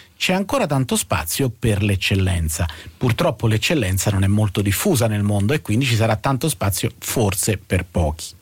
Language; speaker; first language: Italian; native; Italian